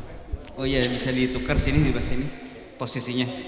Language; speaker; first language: Indonesian; native; Indonesian